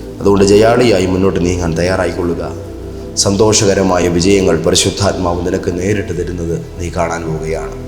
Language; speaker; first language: Malayalam; native; Malayalam